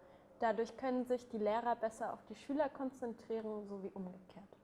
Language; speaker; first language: German; non-native, learner; Serbian